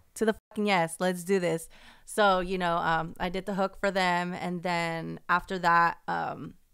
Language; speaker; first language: English; native; English